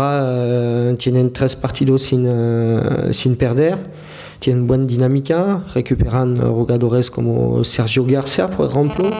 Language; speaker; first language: Spanish; non-native, fluent; French